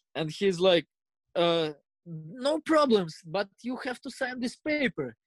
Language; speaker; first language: English; non-native, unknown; Russian